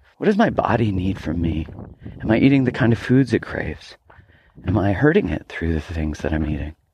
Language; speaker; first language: English; native; English